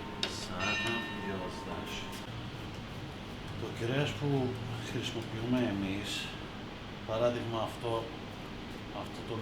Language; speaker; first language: Greek; non-native, learner; Persian